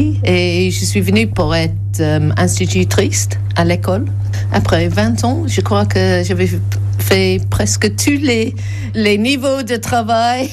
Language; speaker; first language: French; non-native, learner; English